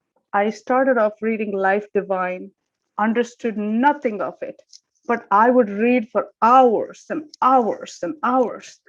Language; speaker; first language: English; non-native, local second language; Tamil